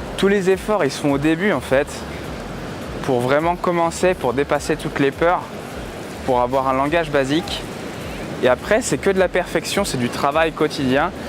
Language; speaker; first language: French; native; French